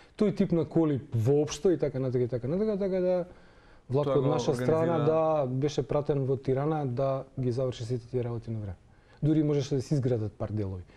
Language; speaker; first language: Macedonian; non-native, local second language; Serbian